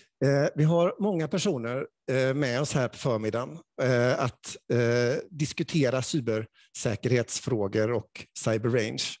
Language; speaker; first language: Swedish; native; Swedish